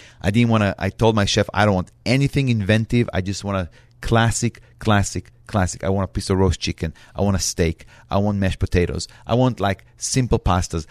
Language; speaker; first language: English; non-native, fluent; Hebrew